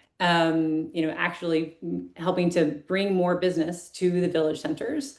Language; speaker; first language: English; native; English